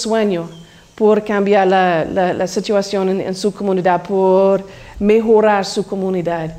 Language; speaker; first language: Spanish; non-native, learner; English